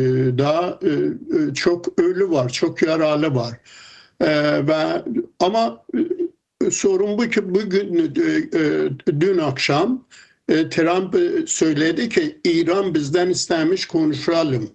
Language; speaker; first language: Turkish; non-native, fluent; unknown